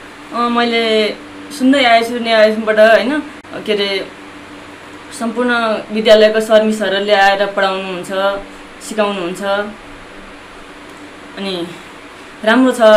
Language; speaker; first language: Nepali; non-native, local second language; Newari